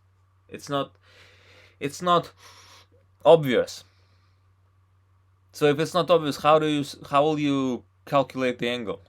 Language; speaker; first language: English; non-native, fluent; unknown